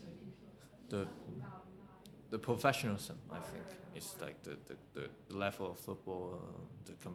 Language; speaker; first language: English; non-native, local second language; Cantonese